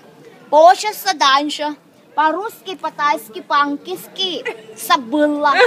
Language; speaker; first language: Russian; non-native, learner; Thai